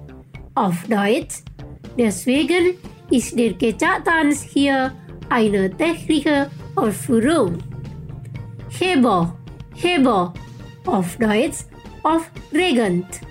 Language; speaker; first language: German; non-native, fluent; Indonesian